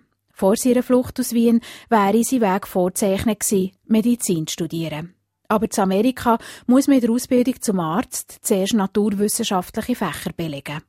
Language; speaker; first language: German; native; German